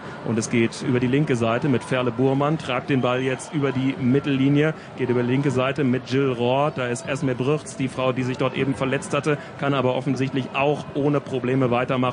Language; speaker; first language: German; native; German